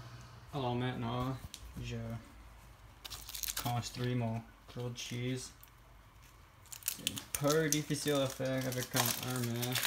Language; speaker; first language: French; non-native, learner; English